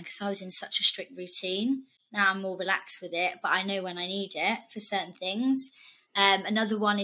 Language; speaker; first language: English; native; English